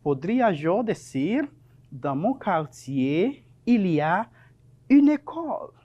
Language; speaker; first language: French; non-native, fluent; Spanish